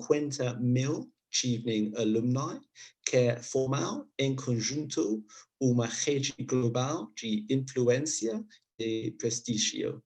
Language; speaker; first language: Portuguese; non-native, learner; English